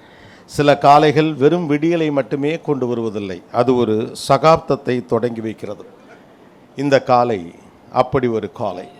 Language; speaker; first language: Tamil; native; Tamil